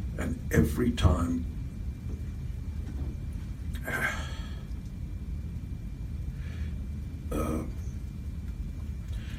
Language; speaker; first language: English; non-native, fluent; Hebrew